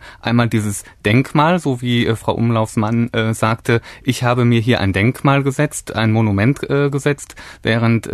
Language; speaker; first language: German; native; German